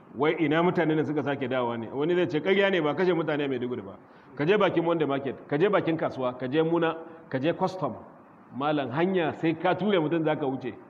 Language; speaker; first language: Hausa; non-native, local second language; Kanuri